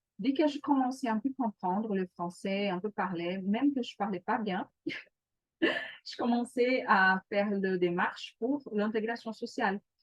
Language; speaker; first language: French; non-native, fluent; Portuguese